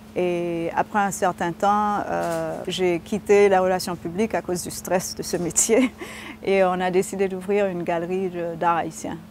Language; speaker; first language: French; early bilingual, heritage; French